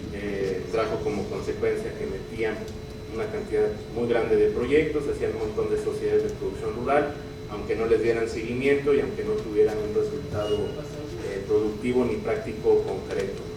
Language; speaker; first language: Spanish; native; Spanish